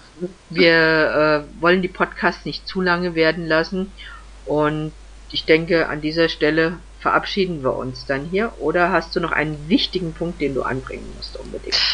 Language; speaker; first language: German; native; German